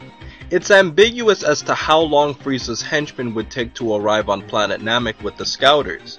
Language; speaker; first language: English; native; English